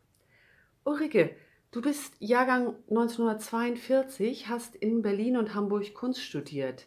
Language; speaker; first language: German; native; German